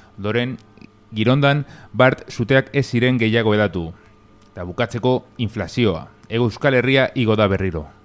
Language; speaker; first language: Basque; non-native, local second language; Spanish